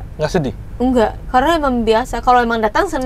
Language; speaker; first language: Indonesian; non-native, fluent; Japanese